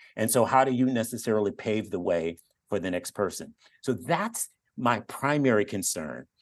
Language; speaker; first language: English; native; English